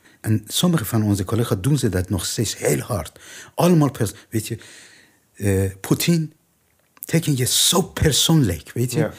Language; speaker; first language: Dutch; non-native, learner; Persian